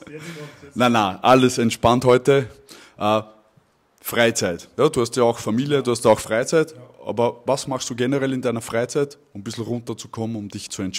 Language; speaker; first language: German; native; German